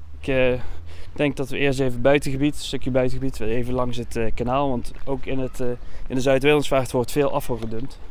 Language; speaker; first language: Dutch; native; Dutch